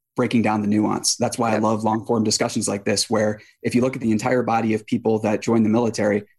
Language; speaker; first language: English; native; English